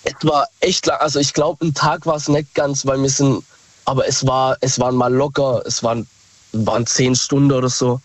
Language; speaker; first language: German; native; German